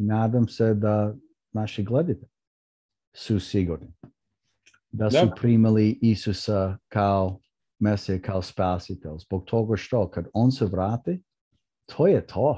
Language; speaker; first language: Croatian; early bilingual, heritage; English